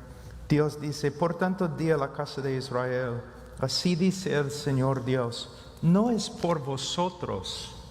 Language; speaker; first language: Spanish; non-native, fluent; English